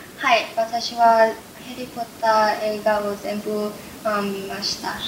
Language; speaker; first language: Japanese; non-native, learner; English